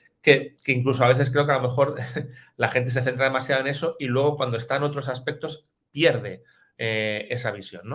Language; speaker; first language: Spanish; native; Spanish